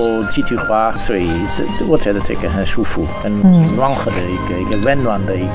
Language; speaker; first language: Chinese; non-native, fluent; Dutch